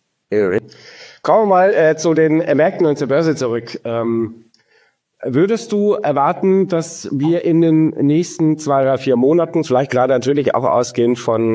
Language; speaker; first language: German; native; German